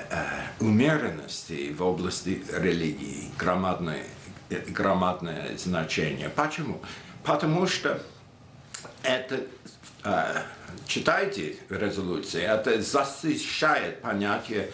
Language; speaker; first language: Russian; non-native, fluent; English